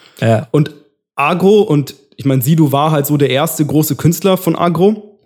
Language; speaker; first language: German; early bilingual, other home language; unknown